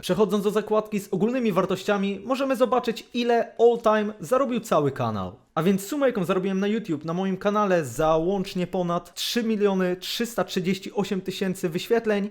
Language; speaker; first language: Polish; native; Polish